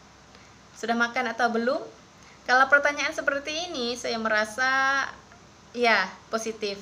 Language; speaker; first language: Indonesian; non-native, fluent; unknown